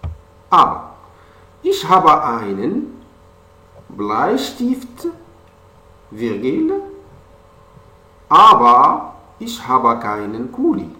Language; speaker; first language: German; non-native, fluent; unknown